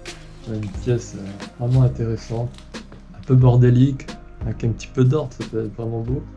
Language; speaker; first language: French; native; French